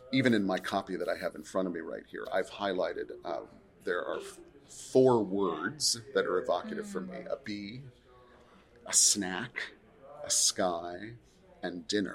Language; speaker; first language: English; native; English